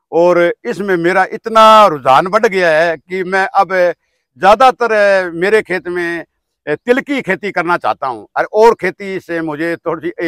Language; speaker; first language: Hindi; native; Hindi